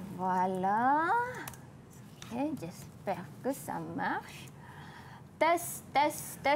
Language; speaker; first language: French; non-native, fluent; Malay